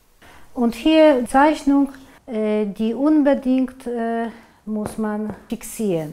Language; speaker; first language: German; non-native, fluent; Polish